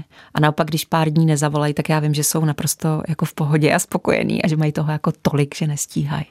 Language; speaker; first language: Czech; native; Czech